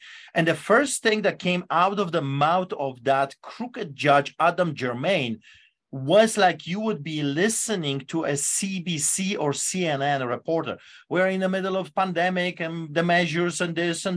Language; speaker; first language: English; non-native, fluent; Polish